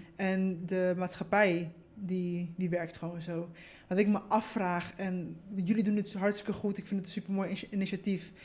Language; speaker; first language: Dutch; early bilingual, other home language; Spanish